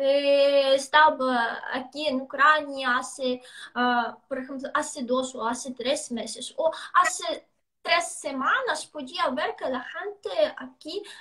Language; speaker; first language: Spanish; non-native, fluent; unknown